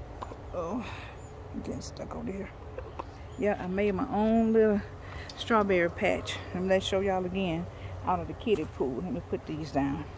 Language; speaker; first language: English; native; English